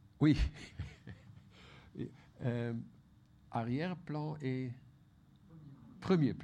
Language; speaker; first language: French; non-native, fluent; Dutch